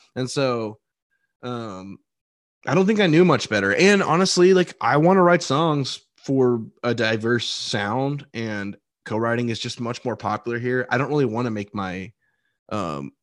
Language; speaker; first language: English; native; English